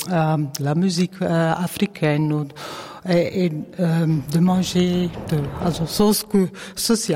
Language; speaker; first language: French; non-native, learner; Dutch